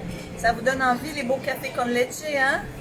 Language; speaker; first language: French; native; French